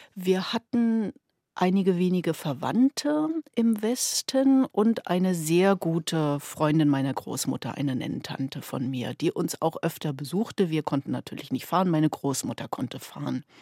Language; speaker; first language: German; native; German